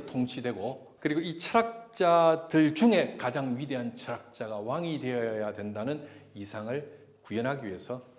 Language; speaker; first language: Korean; native; Korean